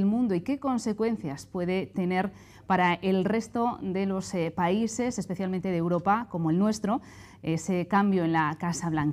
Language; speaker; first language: Spanish; native; Spanish